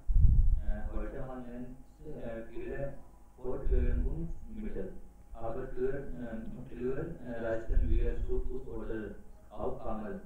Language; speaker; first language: German; non-native, learner; Hindi